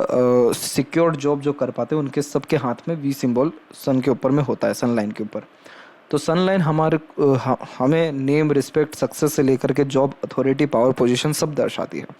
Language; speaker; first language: Hindi; native; Hindi